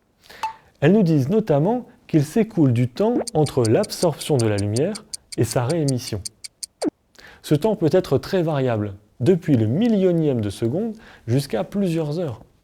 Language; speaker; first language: French; native; French